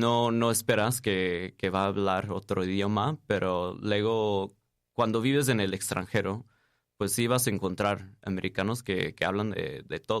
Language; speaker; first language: Spanish; non-native, fluent; English